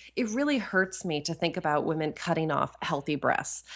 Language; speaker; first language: English; native; English